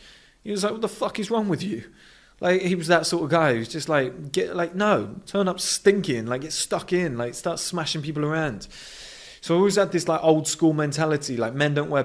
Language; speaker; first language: English; native; English